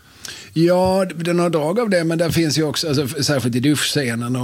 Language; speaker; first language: Swedish; native; Swedish